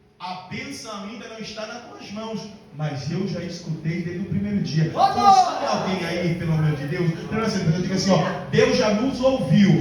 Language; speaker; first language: Portuguese; native; Portuguese